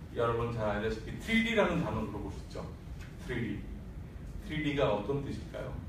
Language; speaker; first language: Korean; non-native, fluent; Bangla